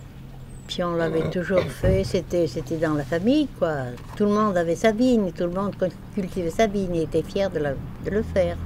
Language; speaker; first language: French; native; French